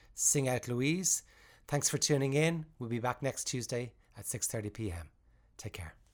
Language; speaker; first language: English; native; English